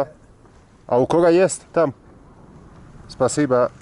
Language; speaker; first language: Russian; non-native, learner; Croatian